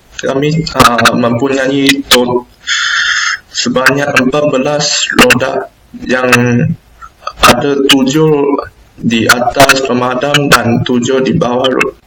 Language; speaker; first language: Malay; non-native, local second language; Chinese